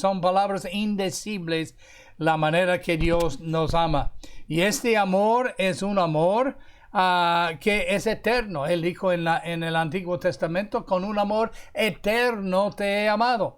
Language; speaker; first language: Spanish; non-native, fluent; English